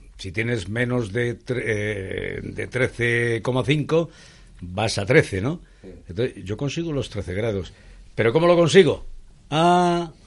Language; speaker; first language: Spanish; native; Spanish